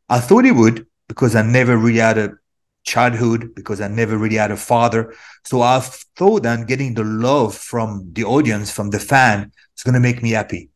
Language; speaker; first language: English; non-native, fluent; French